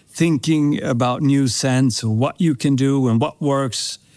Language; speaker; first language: English; non-native, fluent; Swedish